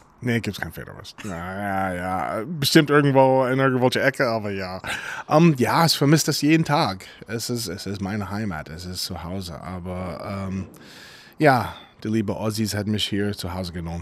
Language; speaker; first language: German; non-native, fluent; English